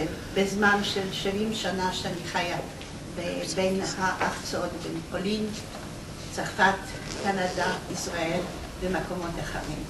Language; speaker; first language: Hebrew; non-native, fluent; Polish